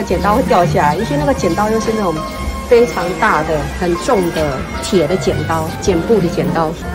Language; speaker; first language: Chinese; native; Chinese